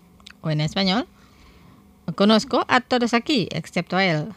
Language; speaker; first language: Spanish; non-native, fluent; Indonesian